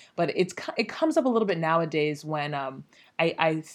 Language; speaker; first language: English; early bilingual, other home language; Yoruba